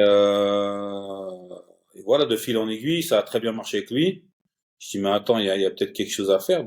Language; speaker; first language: French; early bilingual, other home language; Turkish